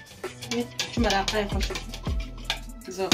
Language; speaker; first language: German; non-native, learner; Kurdish